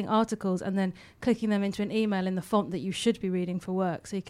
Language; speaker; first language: English; native; English